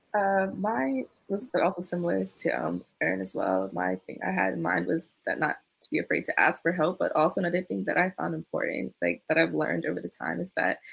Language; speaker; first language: English; native; English